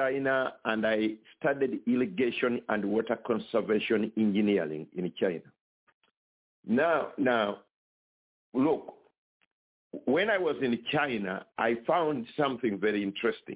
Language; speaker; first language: English; non-native, local second language; Ganda